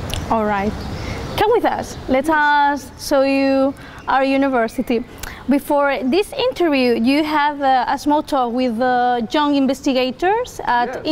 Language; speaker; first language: English; non-native, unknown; Spanish